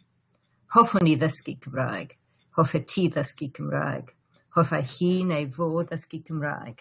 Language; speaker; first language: Welsh; non-native, learner; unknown